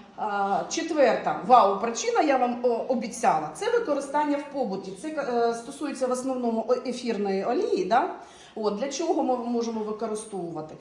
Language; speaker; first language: Ukrainian; non-native, local second language; Russian